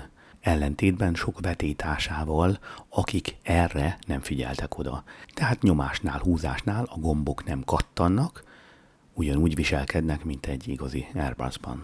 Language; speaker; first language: Hungarian; native; Hungarian